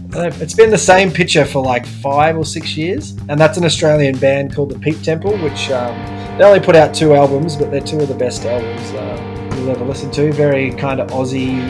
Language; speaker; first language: English; native; English